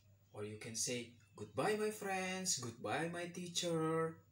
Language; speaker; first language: English; non-native, fluent; Indonesian